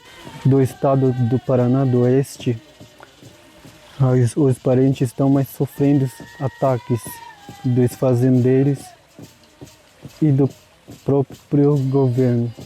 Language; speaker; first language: Portuguese; non-native, local second language; Guarani